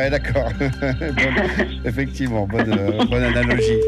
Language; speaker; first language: French; native; French